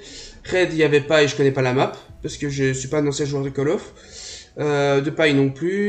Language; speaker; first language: French; native; French